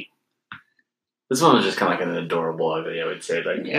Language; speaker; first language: English; native; English